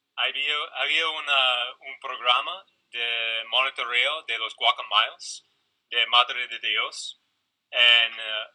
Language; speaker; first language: Spanish; non-native, fluent; English